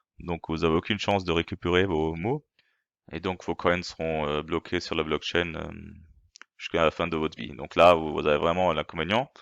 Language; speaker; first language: French; non-native, fluent; German